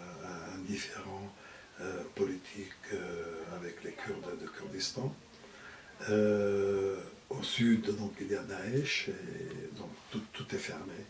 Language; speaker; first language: French; non-native, fluent; Arabic